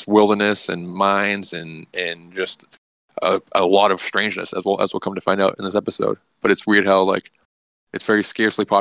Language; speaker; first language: English; native; English